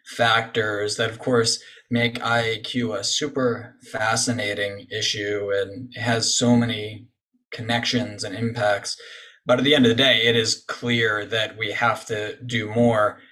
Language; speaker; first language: English; native; English